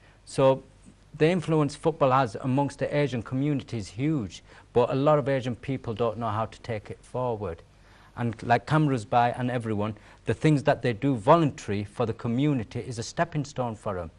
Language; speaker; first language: English; native; English